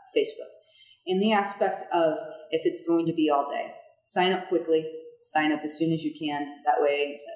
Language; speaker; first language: English; native; English